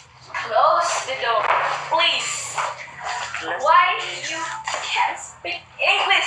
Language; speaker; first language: English; non-native, learner; Indonesian